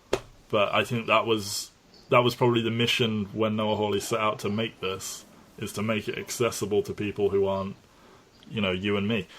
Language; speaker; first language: English; native; English